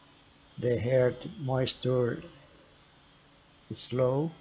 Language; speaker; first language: English; non-native, learner; Portuguese